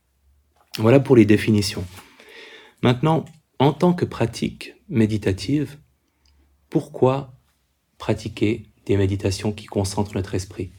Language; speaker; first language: French; native; French